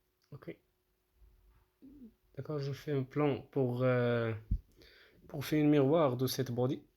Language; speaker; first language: French; non-native, local second language; Arabic